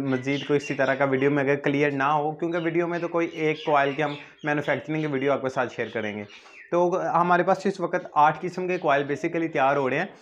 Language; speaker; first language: Urdu; non-native, local second language; Punjabi